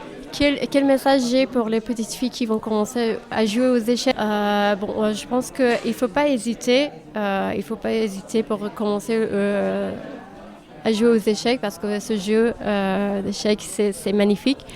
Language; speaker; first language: French; non-native, fluent; Persian